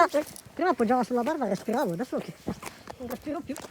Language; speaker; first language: Italian; native; Italian